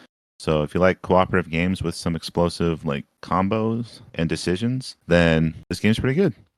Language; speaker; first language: English; native; English